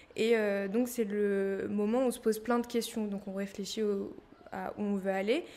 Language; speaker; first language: French; native; French